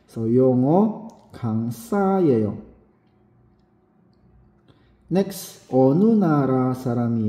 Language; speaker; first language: Korean; non-native, fluent; Filipino